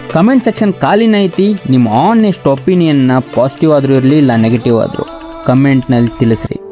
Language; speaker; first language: Kannada; native; Kannada